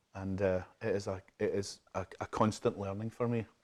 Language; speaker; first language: English; native; English